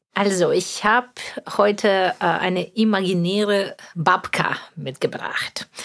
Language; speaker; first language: German; non-native, fluent; Russian